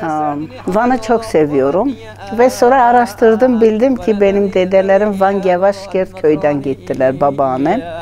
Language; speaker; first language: Turkish; non-native, learner; Armenian